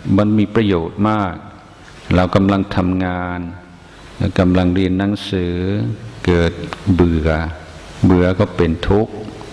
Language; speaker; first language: Thai; non-native, fluent; English